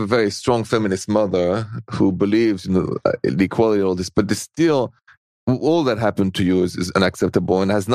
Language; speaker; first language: English; non-native, fluent; French